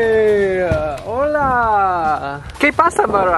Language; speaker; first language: Spanish; non-native, learner; English